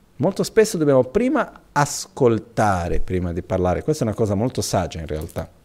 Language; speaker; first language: Italian; non-native, fluent; Portuguese